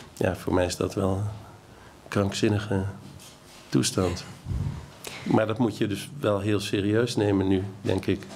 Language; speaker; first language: Dutch; native; Dutch